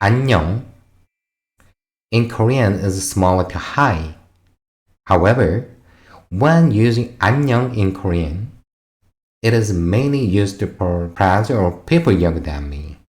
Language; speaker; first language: English; non-native, fluent; Korean